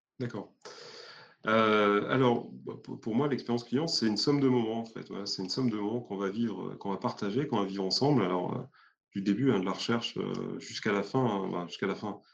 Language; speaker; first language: French; native; French